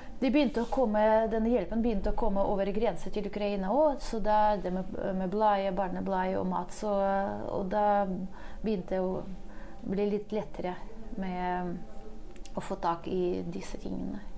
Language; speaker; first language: Norwegian; non-native, fluent; Ukrainian